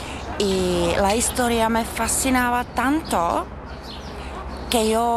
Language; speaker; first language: Spanish; non-native, fluent; Czech